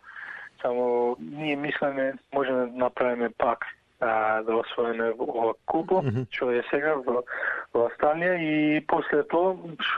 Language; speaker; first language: Macedonian; early bilingual, heritage; Macedonian